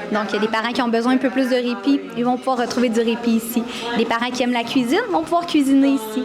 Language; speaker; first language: French; native; French